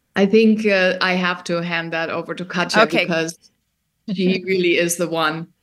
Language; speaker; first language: English; non-native, fluent; German